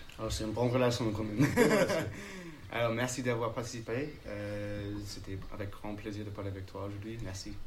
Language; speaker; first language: French; non-native, learner; English